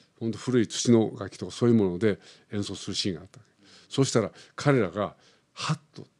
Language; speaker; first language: Japanese; native; Japanese